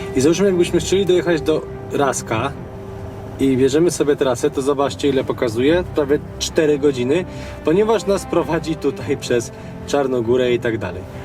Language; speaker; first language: Polish; native; Polish